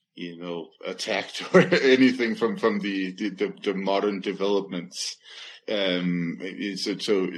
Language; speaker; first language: English; non-native, fluent; Danish